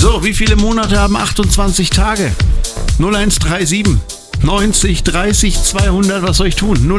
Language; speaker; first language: German; native; German